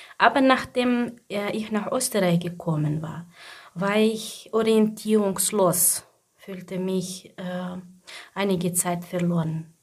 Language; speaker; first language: German; non-native, fluent; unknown